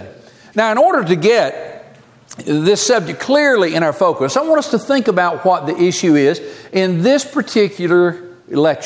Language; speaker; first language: English; native; English